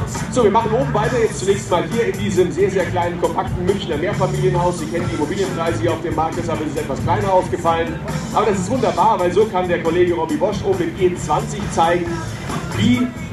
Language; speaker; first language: German; native; German